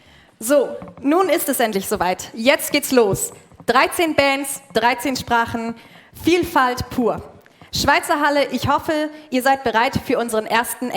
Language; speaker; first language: German; native; German